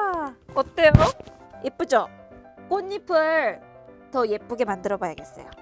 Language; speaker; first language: Korean; native; Korean